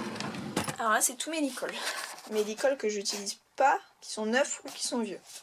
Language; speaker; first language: French; native; French